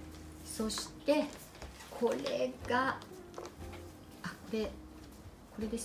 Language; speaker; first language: Japanese; native; Japanese